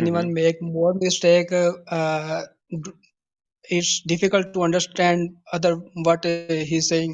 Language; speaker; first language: English; non-native, learner; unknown